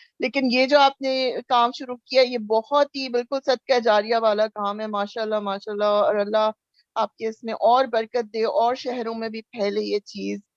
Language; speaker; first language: Urdu; native; Urdu